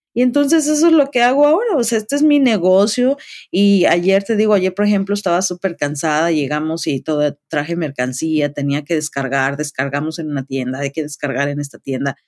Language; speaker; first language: Spanish; native; Spanish